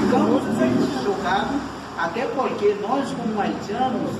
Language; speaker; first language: Portuguese; non-native, fluent; Haitian Creole